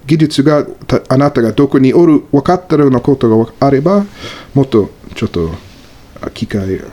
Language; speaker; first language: Japanese; non-native, fluent; English